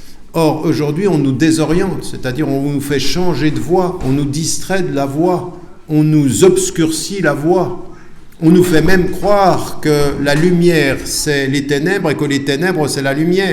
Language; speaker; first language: French; native; French